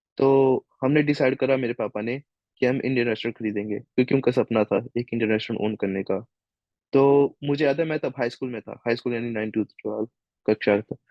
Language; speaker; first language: Hindi; native; Hindi